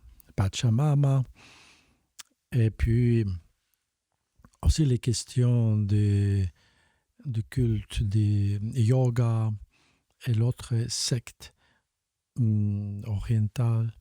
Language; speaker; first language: French; non-native, fluent; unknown